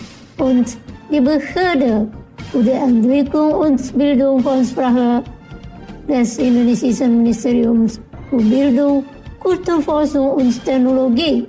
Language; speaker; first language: German; non-native, fluent; Indonesian